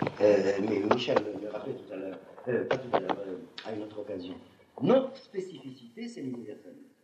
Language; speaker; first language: French; native; French